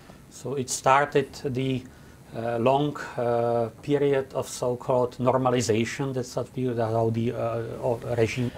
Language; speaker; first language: English; non-native, fluent; Czech